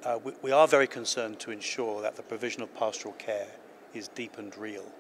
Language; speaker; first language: English; native; English